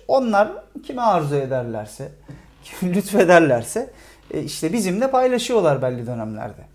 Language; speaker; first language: Turkish; native; Turkish